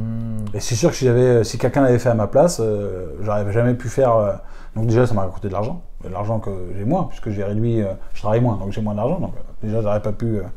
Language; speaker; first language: French; native; French